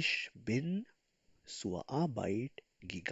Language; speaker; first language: German; non-native, fluent; Urdu